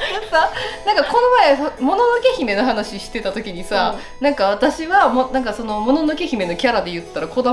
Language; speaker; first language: Japanese; native; Japanese